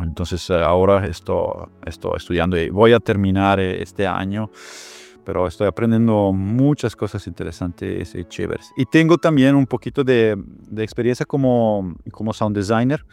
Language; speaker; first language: Spanish; non-native, fluent; Italian